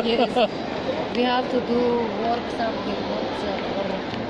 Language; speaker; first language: English; non-native, learner; Turkish